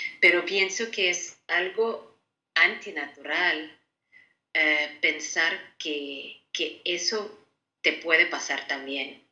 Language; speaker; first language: Spanish; non-native, fluent; Ukrainian